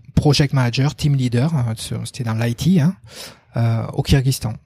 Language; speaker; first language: French; native; French